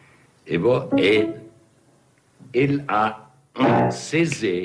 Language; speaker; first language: French; non-native, fluent; English